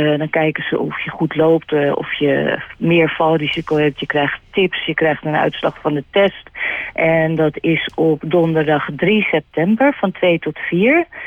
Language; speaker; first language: Dutch; native; Dutch